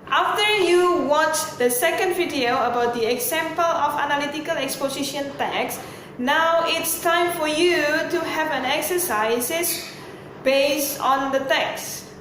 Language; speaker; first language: English; non-native, local second language; Indonesian